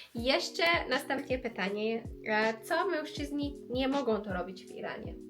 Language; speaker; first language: Polish; non-native, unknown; Persian